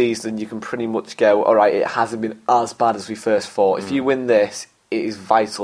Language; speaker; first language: English; native; English